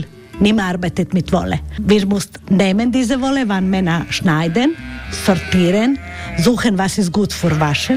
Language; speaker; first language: German; non-native, learner; Croatian